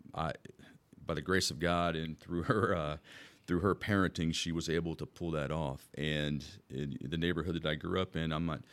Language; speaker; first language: English; native; English